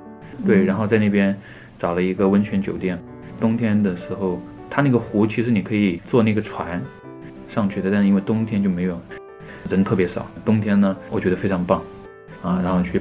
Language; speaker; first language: Chinese; native; Chinese